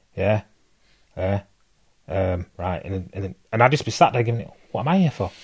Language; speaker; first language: English; native; English